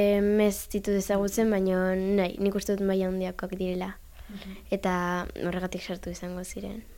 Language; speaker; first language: Basque; non-native, local second language; Spanish